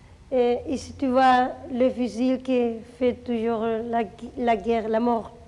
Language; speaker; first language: French; non-native, fluent; Spanish